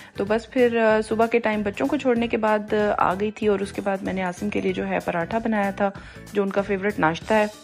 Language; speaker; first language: Urdu; native; Urdu